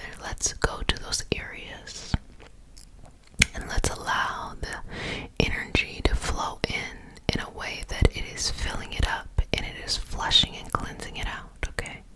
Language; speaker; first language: English; native; English